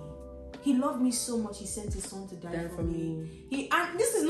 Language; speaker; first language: English; non-native, local second language; Yoruba